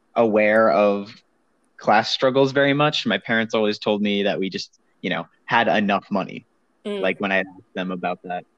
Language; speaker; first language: English; native; English